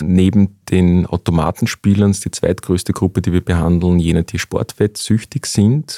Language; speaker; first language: German; native; German